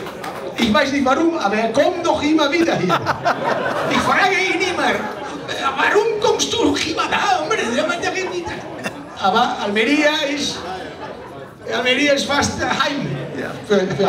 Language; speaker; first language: German; non-native, fluent; Spanish